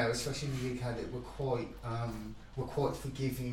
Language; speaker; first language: English; native; English